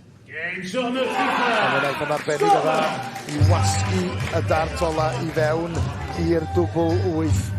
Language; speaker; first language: Welsh; native; Welsh